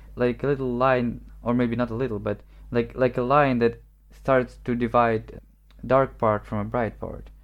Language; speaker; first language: English; non-native, fluent; Ukrainian